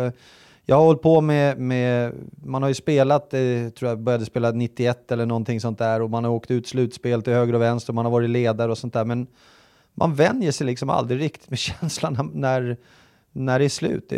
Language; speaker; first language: Swedish; native; Swedish